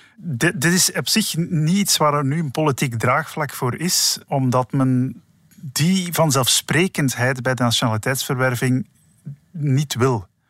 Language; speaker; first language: Dutch; native; Dutch